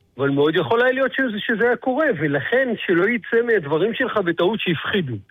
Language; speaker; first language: Hebrew; native; Hebrew